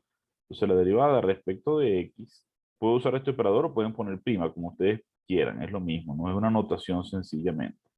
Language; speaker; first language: Spanish; native; Spanish